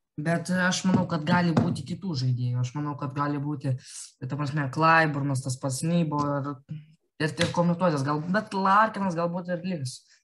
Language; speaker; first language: Lithuanian; native; Lithuanian